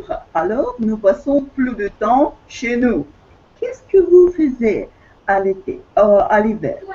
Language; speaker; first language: French; non-native, fluent; Russian